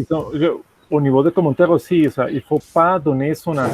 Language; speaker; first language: French; non-native, fluent; Spanish